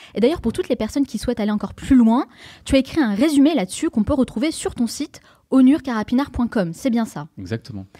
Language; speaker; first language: French; native; French